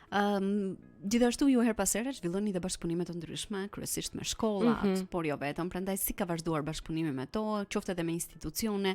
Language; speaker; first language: Albanian; native; Albanian